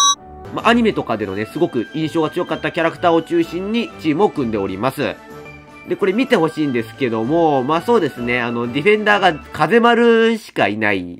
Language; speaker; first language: Japanese; native; Japanese